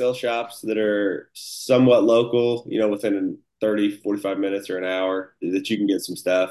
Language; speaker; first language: English; native; English